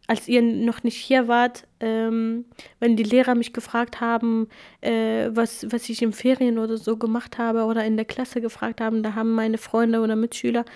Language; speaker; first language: German; non-native, fluent; Kurdish